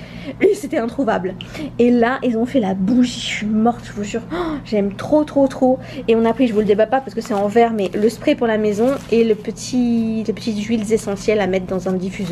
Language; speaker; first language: French; native; French